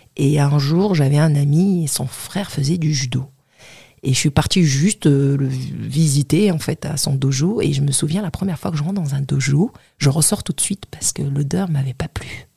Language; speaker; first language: French; non-native, local second language; Arabic